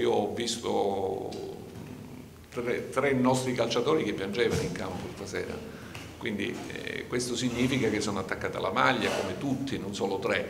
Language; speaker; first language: Italian; native; Italian